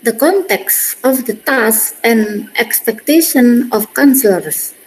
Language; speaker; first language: English; non-native, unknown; Indonesian